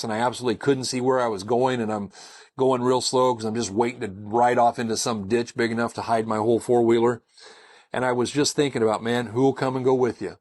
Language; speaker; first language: English; native; English